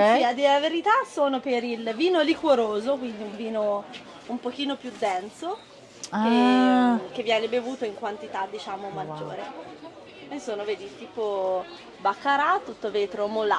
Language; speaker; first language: Italian; native; Italian